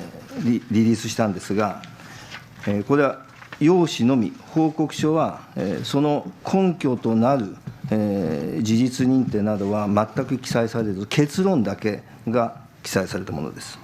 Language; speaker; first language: Japanese; native; Japanese